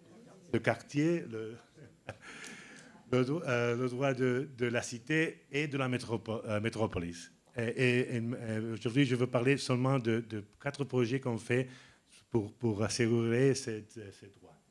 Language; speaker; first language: French; non-native, learner; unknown